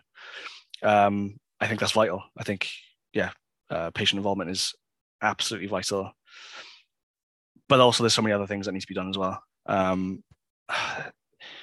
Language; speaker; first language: English; native; English